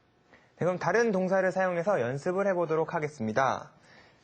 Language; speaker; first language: Korean; native; Korean